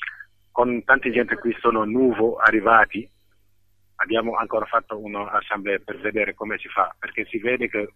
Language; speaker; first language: Italian; non-native, fluent; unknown